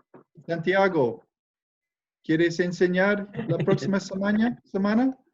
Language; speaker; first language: Spanish; non-native, fluent; English